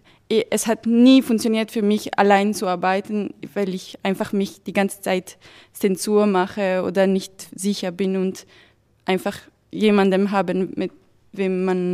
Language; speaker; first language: German; non-native, fluent; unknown